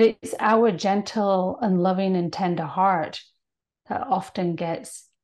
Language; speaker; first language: English; native; English